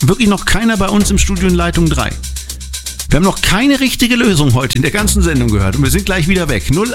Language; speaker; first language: German; native; German